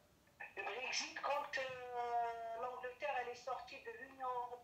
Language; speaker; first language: French; non-native, learner; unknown